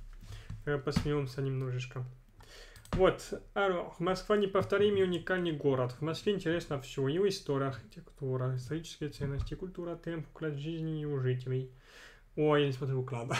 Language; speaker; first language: Russian; non-native, fluent; French